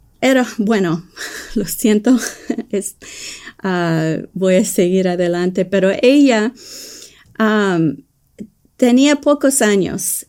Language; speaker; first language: Spanish; early bilingual, heritage; English